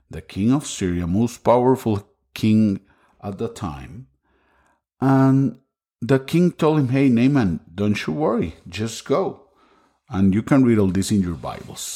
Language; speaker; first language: English; non-native, fluent; Spanish